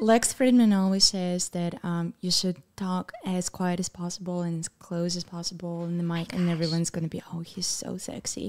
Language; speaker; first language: English; non-native, fluent; Russian